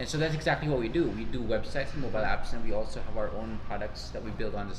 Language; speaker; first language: English; non-native, local second language; Cebuano